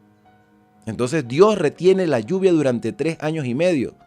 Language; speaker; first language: Spanish; native; Spanish